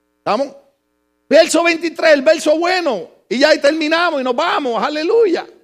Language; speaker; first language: Spanish; native; Spanish